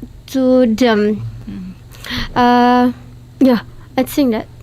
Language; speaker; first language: English; non-native, learner; Indonesian